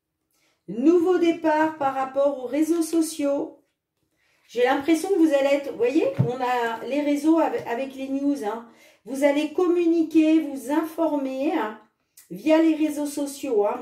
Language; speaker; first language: French; native; French